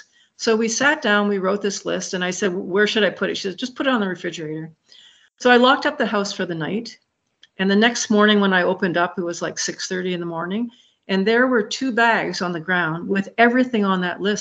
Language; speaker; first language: English; native; English